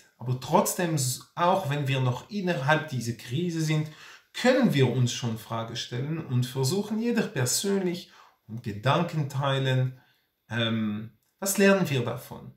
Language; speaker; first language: German; non-native, fluent; Hebrew